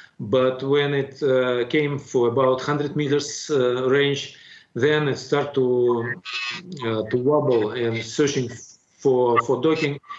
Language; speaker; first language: English; non-native, fluent; Russian